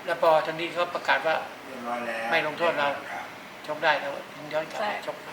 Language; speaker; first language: Thai; native; Thai